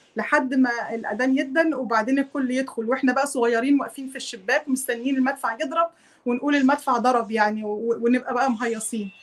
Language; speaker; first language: Arabic; native; Arabic